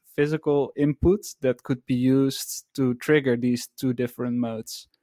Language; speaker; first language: English; non-native, fluent; Dutch